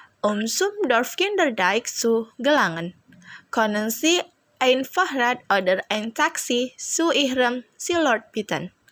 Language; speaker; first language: German; non-native, learner; Indonesian